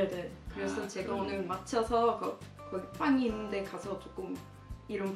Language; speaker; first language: Korean; non-native, fluent; Swedish